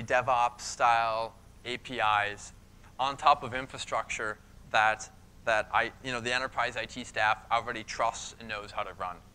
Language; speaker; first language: English; native; English